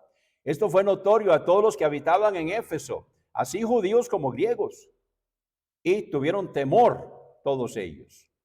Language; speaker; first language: Spanish; native; Spanish